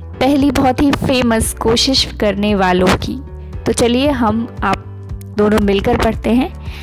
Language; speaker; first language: Hindi; native; Hindi